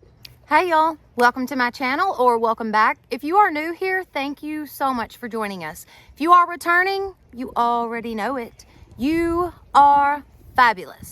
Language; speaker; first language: English; native; English